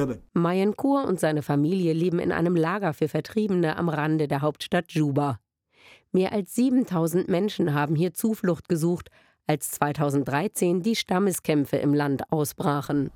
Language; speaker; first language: German; native; German